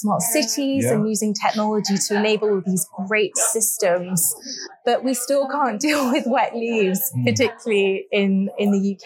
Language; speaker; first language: English; native; English